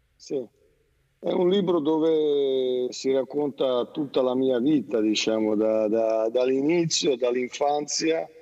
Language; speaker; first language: Italian; non-native, fluent; Serbian